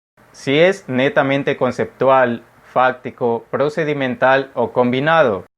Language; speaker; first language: Spanish; native; Spanish